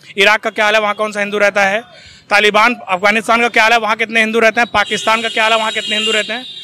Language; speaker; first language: Hindi; native; Hindi